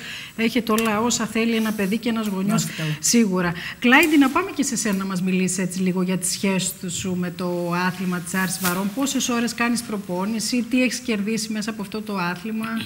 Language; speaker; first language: Greek; native; Greek